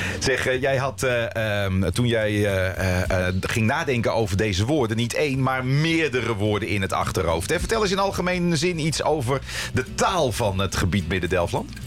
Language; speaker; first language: Dutch; native; Dutch